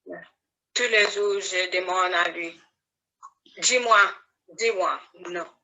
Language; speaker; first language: French; non-native, learner; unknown